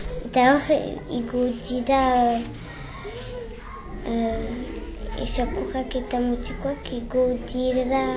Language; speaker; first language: Basque; non-native, local second language; French